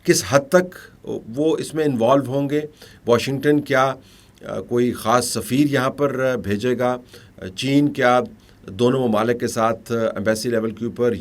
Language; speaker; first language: Urdu; native; Urdu